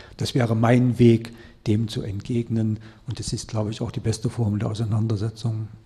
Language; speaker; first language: German; native; German